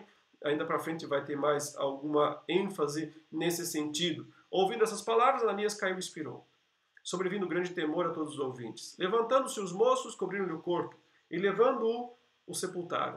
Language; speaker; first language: Portuguese; native; Portuguese